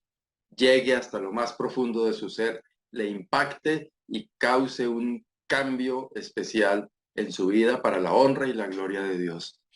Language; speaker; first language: Spanish; native; Spanish